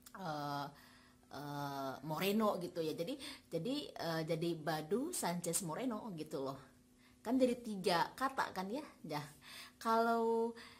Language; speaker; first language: Indonesian; native; Indonesian